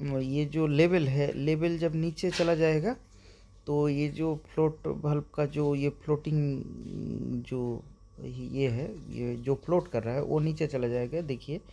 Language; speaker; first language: Hindi; non-native, local second language; Bangla